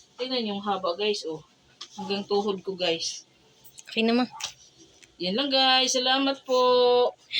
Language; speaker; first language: Filipino; non-native, local second language; Cebuano